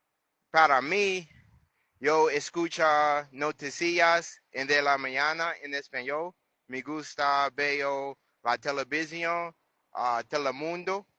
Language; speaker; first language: Spanish; non-native, learner; English